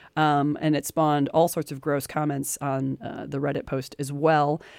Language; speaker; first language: English; native; English